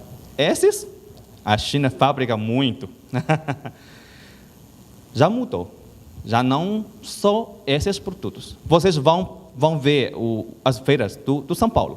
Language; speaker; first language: Portuguese; non-native, learner; Chinese